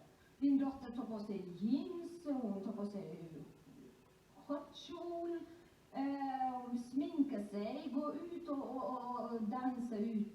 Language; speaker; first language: Swedish; non-native, fluent; Somali